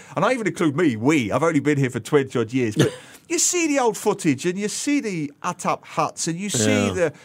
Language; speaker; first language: English; native; English